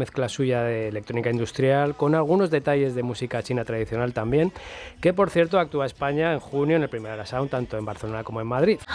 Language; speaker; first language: Spanish; native; Spanish